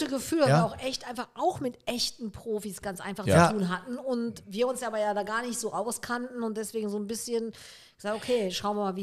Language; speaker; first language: German; native; German